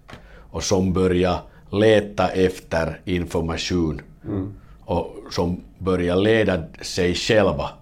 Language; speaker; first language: Swedish; non-native, learner; Finnish